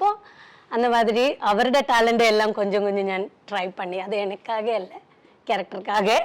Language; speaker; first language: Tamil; non-native, learner; Malayalam